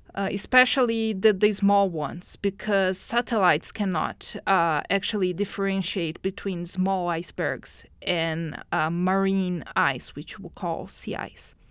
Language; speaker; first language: English; non-native, fluent; Portuguese